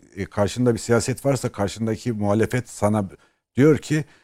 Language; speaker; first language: Turkish; native; Turkish